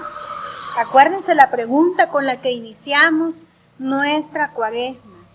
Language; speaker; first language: Spanish; native; Spanish